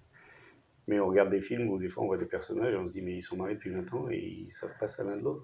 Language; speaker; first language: French; native; French